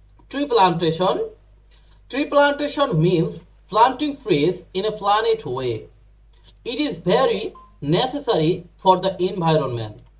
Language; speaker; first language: English; non-native, local second language; Bangla